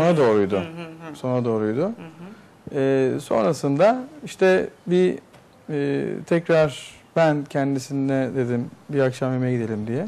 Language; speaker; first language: Turkish; native; Turkish